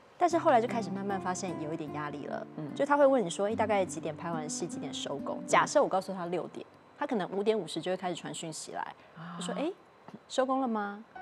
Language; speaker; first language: Chinese; native; Chinese